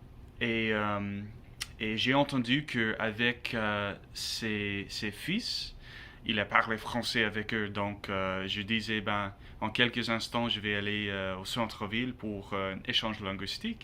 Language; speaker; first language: French; non-native, learner; English